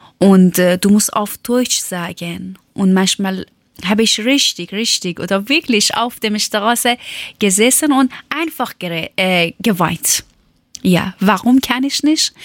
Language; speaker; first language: German; non-native, learner; Persian